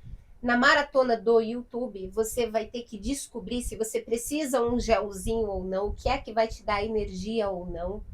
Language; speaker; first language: Portuguese; native; Portuguese